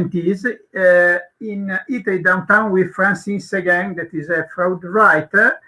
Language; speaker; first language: English; non-native, learner; Italian